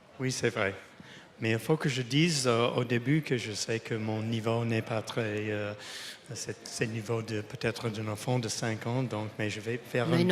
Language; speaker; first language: French; non-native, fluent; English